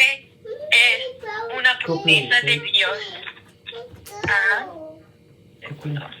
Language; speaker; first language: Spanish; non-native, learner; English